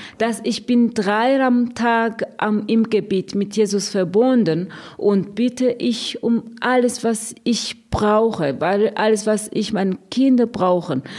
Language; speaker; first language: German; non-native, fluent; Rundi